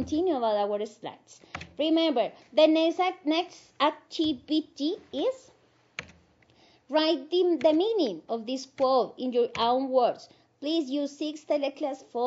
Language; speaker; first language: English; non-native, fluent; Spanish